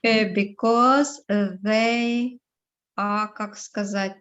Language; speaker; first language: English; non-native, learner; Russian